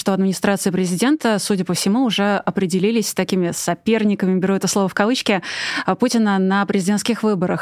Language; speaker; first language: Russian; native; Russian